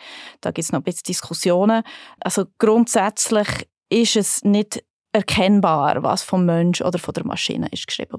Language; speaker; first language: German; native; German